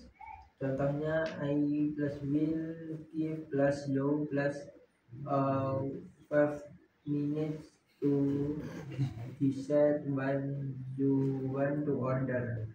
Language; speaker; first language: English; non-native, learner; Indonesian